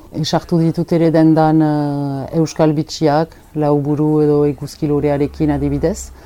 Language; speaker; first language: Basque; native; Basque